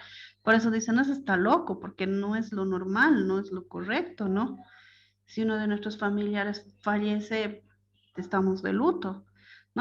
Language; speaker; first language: Spanish; native; Spanish